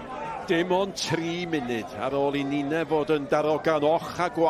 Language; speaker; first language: Welsh; native; Welsh